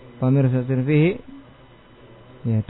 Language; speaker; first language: Arabic; non-native, fluent; Indonesian